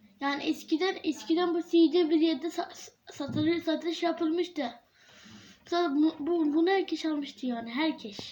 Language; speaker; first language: Turkish; early bilingual, heritage; Turkish